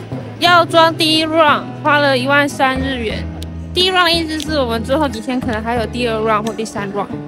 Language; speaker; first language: Chinese; native; Chinese